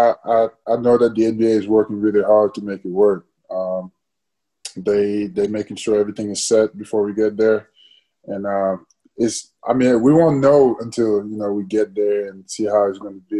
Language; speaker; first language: English; non-native, fluent; Wolof